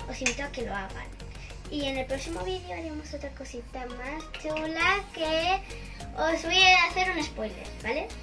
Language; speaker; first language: Spanish; early bilingual, heritage; Spanish